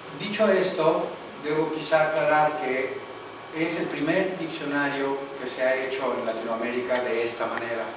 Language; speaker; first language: Spanish; native; Spanish